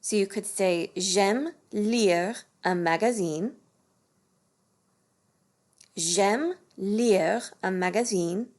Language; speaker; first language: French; non-native, fluent; English